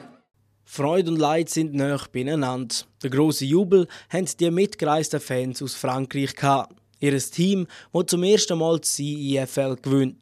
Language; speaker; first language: German; native; German